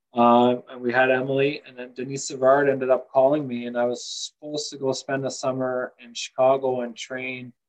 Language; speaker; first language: English; native; English